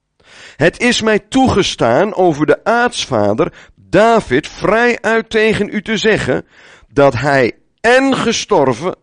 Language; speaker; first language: Dutch; native; Dutch